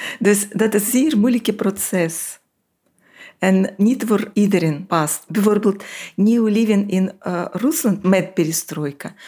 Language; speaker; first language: Dutch; non-native, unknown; Russian